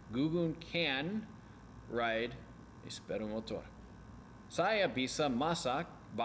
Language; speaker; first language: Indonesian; non-native, learner; English